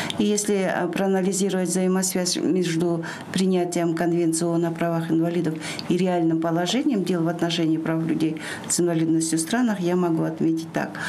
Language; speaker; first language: Russian; non-native, local second language; Kyrgyz